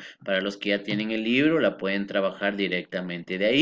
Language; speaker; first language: Spanish; native; Spanish